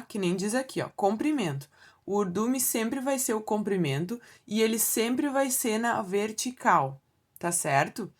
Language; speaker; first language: Portuguese; native; Portuguese